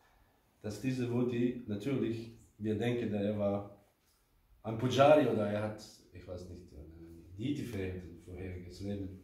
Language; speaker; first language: German; non-native, fluent; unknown